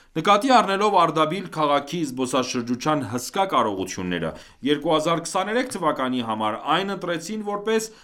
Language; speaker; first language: Armenian; early bilingual, heritage; Armenian